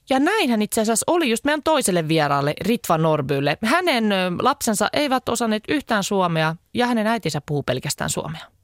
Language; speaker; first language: Finnish; native; Finnish